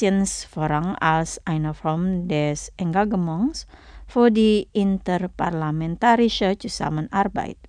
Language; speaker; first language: German; non-native, fluent; Indonesian